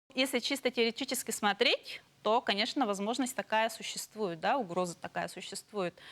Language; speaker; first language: Russian; non-native, local second language; Yakut